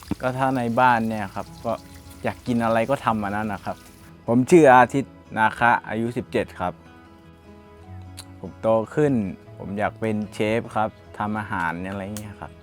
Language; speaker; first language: Thai; non-native, local second language; Lahu